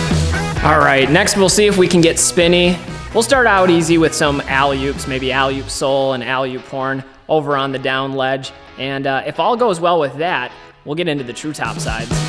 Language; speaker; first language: English; native; English